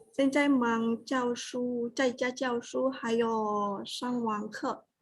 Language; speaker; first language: Chinese; non-native, fluent; Indonesian